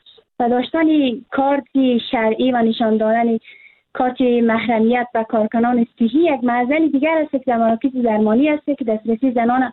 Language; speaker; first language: Persian; native; Persian